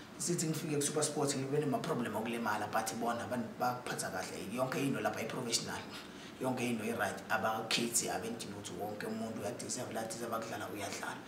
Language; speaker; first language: Zulu; non-native, local second language; Swati